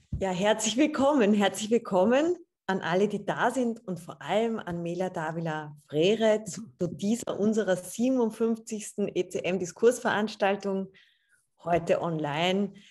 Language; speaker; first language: German; native; German